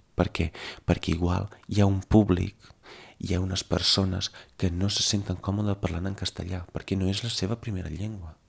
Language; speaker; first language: Catalan; non-native, fluent; Italian